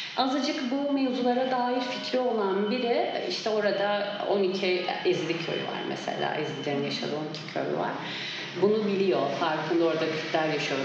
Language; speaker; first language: Turkish; non-native, local second language; Kurdish